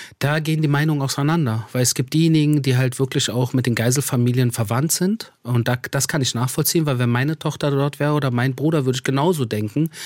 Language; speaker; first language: German; early bilingual, other home language; Persian